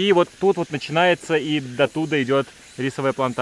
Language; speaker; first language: Russian; native; Russian